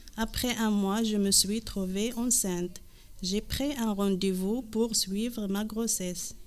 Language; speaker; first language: French; non-native, local second language; Arabic